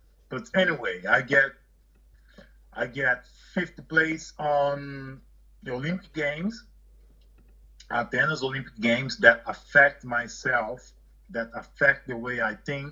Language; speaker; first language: English; non-native, learner; Portuguese